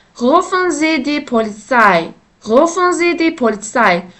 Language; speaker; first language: German; non-native, fluent; Turkish